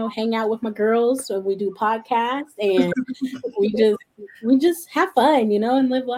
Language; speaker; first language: English; native; English